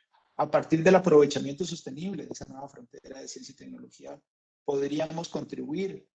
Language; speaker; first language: Spanish; native; Spanish